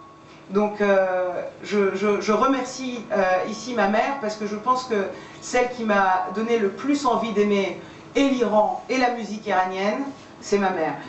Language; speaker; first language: French; early bilingual, other home language; Persian